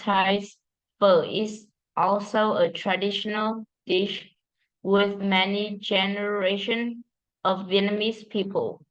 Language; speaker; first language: English; non-native, learner; Vietnamese